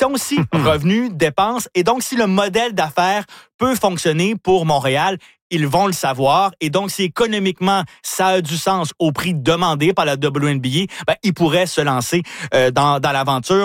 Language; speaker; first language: French; native; French